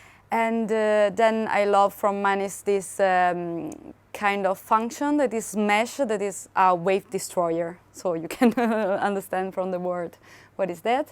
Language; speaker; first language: English; non-native, fluent; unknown